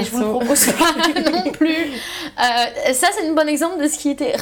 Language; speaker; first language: French; native; French